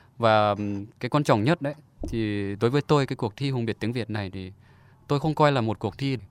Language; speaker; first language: Vietnamese; non-native, fluent; Lao